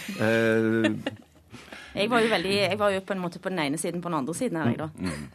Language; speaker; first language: Norwegian; native; Norwegian